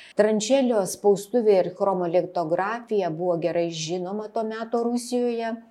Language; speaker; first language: Lithuanian; native; Lithuanian